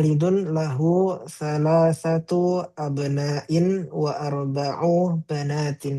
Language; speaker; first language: Arabic; non-native, learner; Indonesian